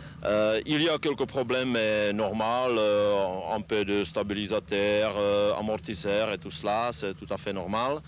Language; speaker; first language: French; non-native, learner; Czech